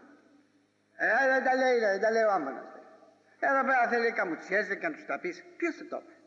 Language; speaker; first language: Greek; native; Greek